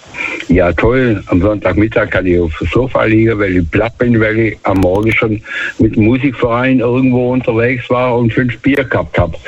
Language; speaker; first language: German; native; German